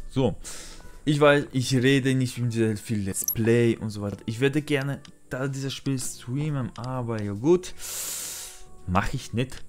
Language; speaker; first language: German; non-native, learner; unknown